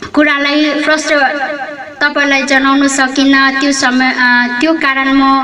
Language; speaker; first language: Nepali; non-native, local second language; Limbu